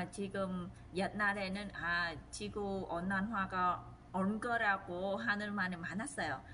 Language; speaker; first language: Korean; non-native, fluent; Vietnamese